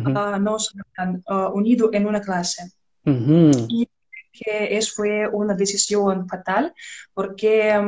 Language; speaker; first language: Spanish; non-native, learner; Russian